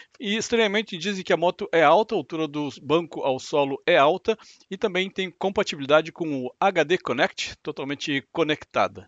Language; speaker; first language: Portuguese; native; Portuguese